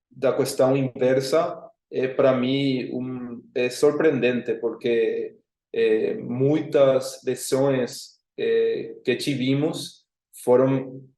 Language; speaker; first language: Portuguese; non-native, fluent; Spanish